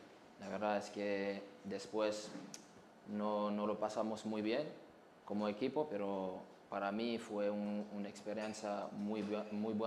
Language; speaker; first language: Spanish; non-native, learner; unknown